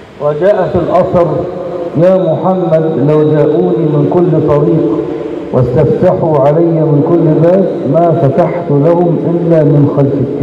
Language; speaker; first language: Arabic; native; Arabic